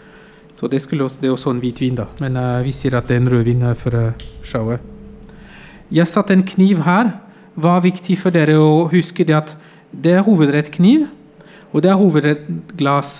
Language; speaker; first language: Norwegian; non-native, fluent; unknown